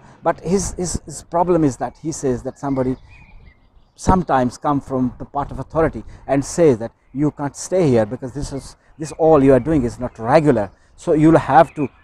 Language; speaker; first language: English; non-native, local second language; Urdu